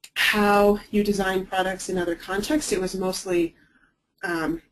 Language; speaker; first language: English; native; English